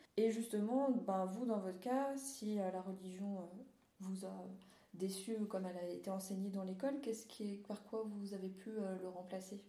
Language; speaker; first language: French; native; French